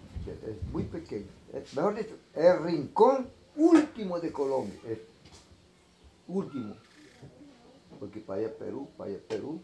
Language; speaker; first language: Spanish; non-native, local second language; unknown